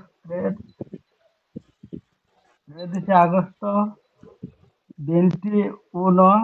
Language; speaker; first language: Italian; non-native, learner; Bangla